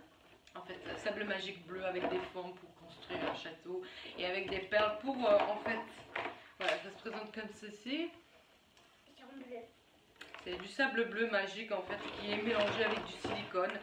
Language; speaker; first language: French; native; French